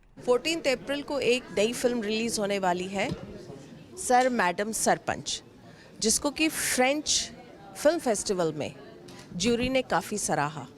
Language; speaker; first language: Hindi; native; Hindi